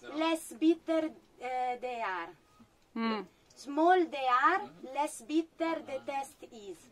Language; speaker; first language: English; non-native, fluent; Italian